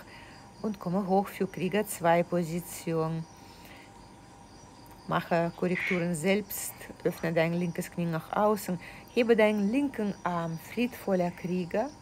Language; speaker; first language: German; non-native, fluent; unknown